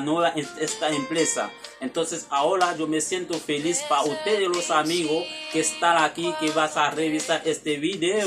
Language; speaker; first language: Spanish; non-native, learner; Haitian Creole